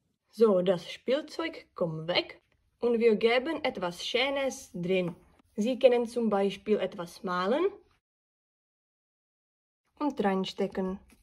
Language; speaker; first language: German; non-native, learner; Czech